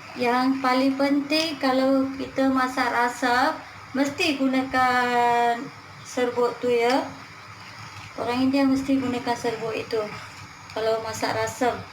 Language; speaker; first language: Malay; non-native, local second language; Tamil